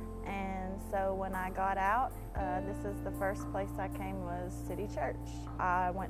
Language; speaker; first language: English; native; English